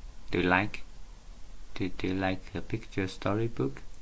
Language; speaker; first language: English; non-native, learner; Chinese